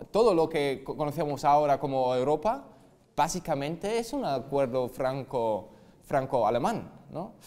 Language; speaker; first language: Spanish; non-native, fluent; German